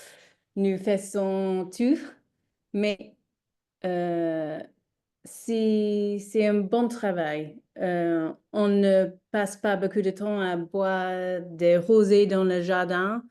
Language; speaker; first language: French; non-native, learner; English